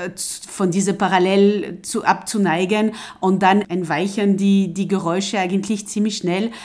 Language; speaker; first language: German; non-native, fluent; French